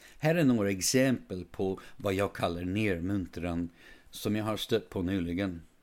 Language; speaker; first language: Swedish; non-native, fluent; English